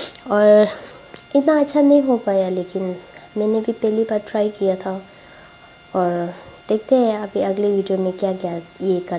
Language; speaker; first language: Hindi; non-native, local second language; Tibetan